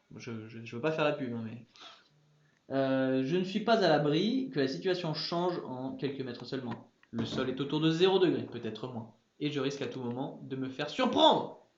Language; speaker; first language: French; early bilingual, other home language; English